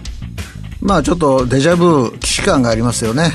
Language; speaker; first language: Japanese; native; Japanese